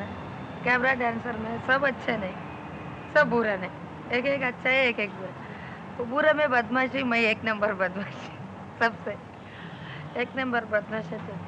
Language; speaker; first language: Hindi; non-native, local second language; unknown